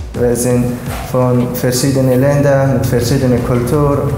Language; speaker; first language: German; non-native, learner; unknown